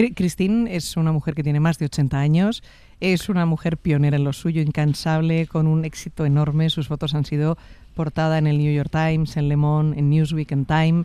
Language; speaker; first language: Spanish; native; Spanish